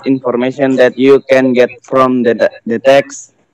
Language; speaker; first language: English; non-native, learner; Indonesian